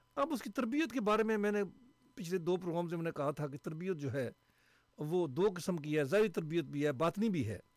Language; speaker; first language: Urdu; non-native, local second language; Punjabi